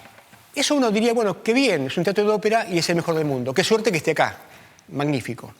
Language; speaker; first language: Spanish; native; Spanish